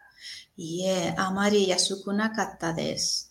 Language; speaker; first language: Japanese; non-native, learner; Spanish